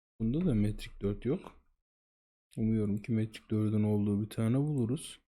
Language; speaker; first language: Turkish; native; Turkish